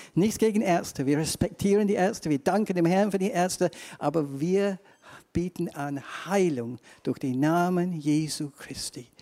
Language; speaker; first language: German; non-native, fluent; English